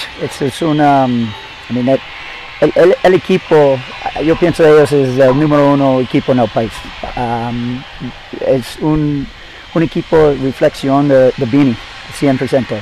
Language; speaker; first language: Spanish; non-native, learner; English